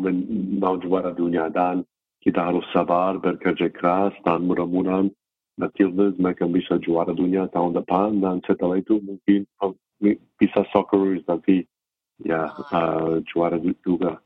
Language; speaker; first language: Indonesian; non-native, fluent; English